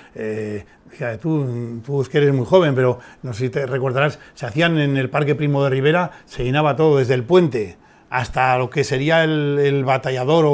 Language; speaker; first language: Spanish; native; Spanish